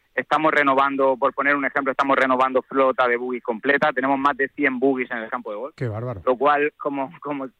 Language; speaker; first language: Spanish; native; Spanish